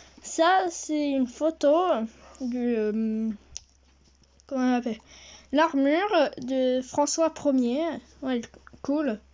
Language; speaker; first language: French; early bilingual, heritage; French